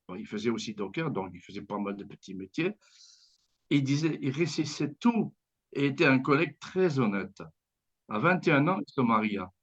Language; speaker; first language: French; native; French